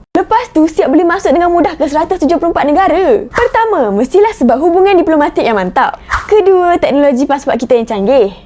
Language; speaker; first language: Malay; native; Malay